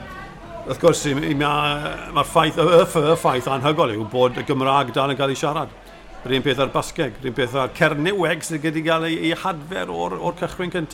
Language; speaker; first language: Welsh; native; Welsh